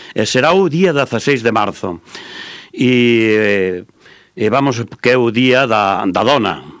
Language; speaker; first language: Galician; native; Galician